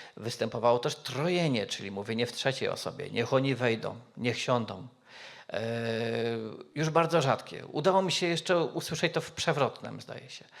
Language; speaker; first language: Polish; native; Polish